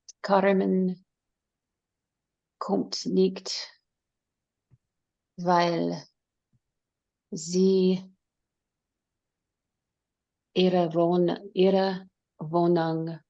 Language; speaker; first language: German; non-native, learner; English